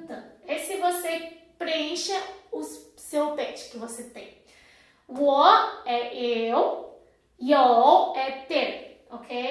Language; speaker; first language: Portuguese; non-native, fluent; Chinese